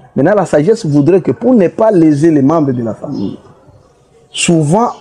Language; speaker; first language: French; non-native, local second language; Swahili